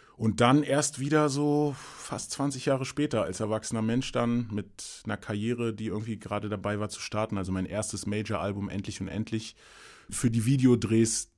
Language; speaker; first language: German; early bilingual, other home language; English